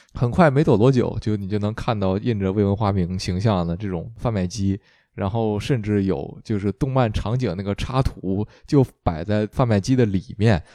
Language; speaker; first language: Chinese; native; Chinese